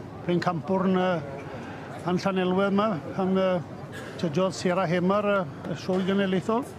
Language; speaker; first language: Welsh; native; Welsh